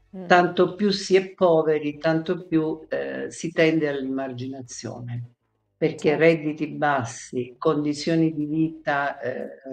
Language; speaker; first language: Italian; native; Italian